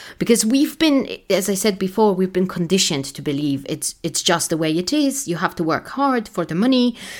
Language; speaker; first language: English; non-native, fluent; Polish